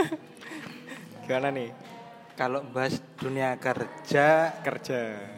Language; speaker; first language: Indonesian; non-native, local second language; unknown